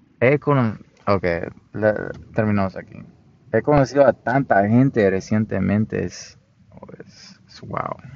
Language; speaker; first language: Spanish; non-native, fluent; English